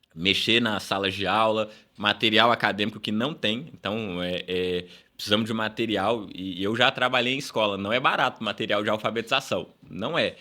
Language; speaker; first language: Portuguese; early bilingual, other home language; Upper Guinea Crioulo